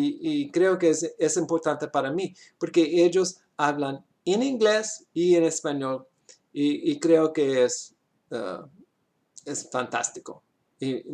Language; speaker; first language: Spanish; non-native, learner; English